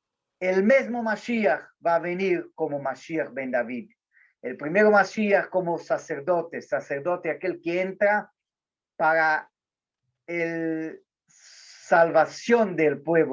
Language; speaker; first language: Spanish; non-native, learner; Portuguese